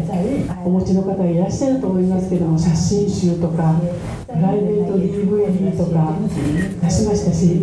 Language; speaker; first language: Japanese; native; Japanese